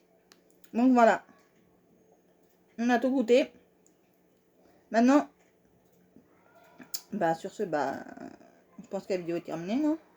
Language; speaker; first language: French; native; French